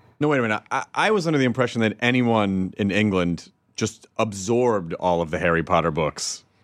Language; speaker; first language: English; native; English